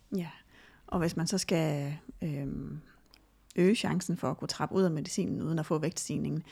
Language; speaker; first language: Danish; native; Danish